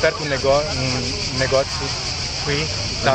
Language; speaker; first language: Italian; non-native, fluent; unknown